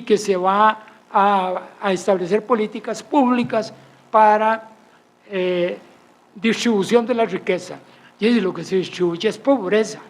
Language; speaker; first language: Spanish; native; Spanish